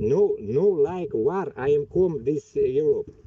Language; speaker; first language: English; non-native, learner; Bashkir